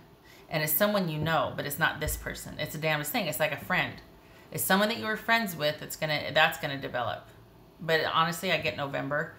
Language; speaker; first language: English; native; English